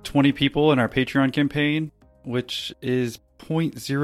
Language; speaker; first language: English; native; English